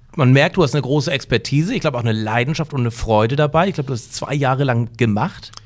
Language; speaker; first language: German; native; German